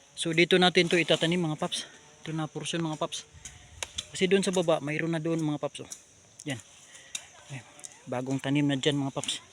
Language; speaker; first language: Filipino; non-native, local second language; Cebuano